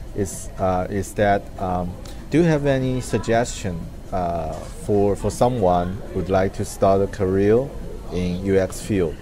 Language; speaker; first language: English; non-native, fluent; Chinese